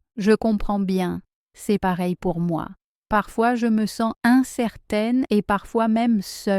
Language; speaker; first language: French; native; French